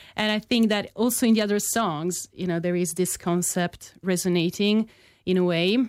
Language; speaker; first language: English; non-native, fluent; Italian